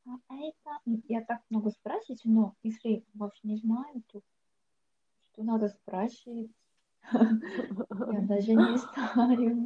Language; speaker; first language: Russian; non-native, learner; Korean